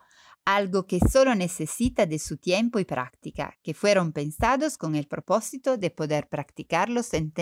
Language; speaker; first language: Spanish; non-native, learner; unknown